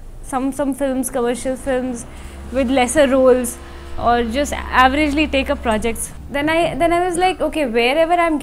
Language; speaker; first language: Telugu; non-native, local second language; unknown